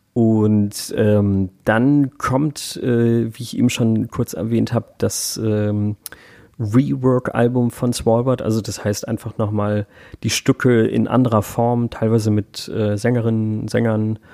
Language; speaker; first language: German; native; German